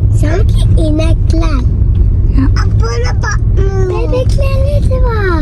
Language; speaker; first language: Turkish; early bilingual, other home language; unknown